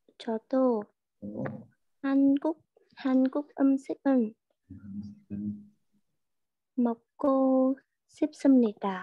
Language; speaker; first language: Korean; non-native, learner; Vietnamese